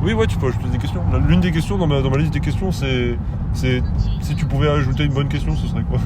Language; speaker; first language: French; native; French